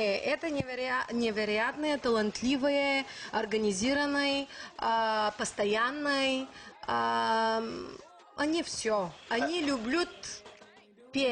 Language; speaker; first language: Russian; non-native, learner; Bulgarian